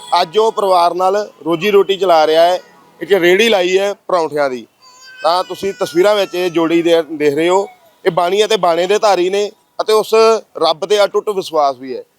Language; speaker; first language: Punjabi; native; Punjabi